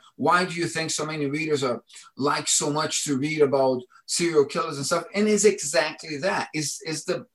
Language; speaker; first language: English; non-native, fluent; Portuguese